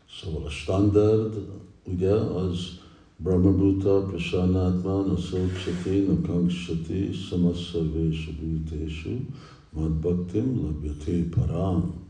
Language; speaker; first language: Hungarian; early bilingual, heritage; English